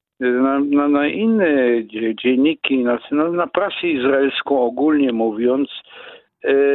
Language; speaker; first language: Polish; non-native, fluent; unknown